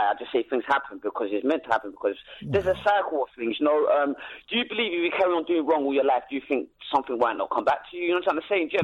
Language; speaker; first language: English; native; English